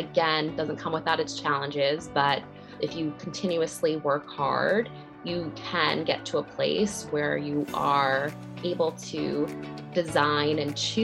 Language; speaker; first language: English; native; English